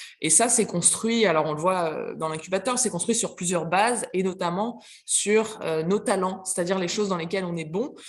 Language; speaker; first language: French; native; French